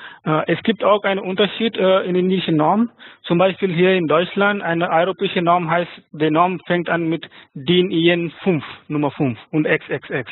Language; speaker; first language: German; non-native, fluent; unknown